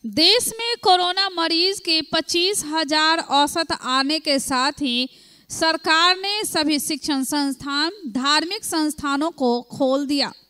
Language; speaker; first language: Hindi; native; Hindi